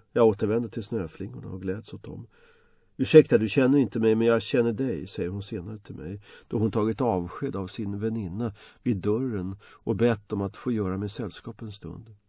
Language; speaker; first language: Swedish; non-native, fluent; Bosnian